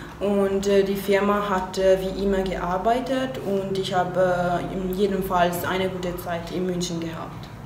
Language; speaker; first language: German; non-native, fluent; Italian